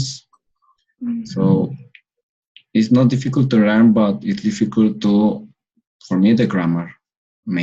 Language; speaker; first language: English; non-native, learner; Spanish